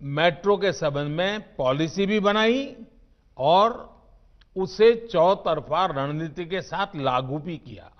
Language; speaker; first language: Hindi; non-native, local second language; Gujarati